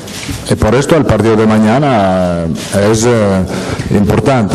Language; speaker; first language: Spanish; non-native, fluent; Italian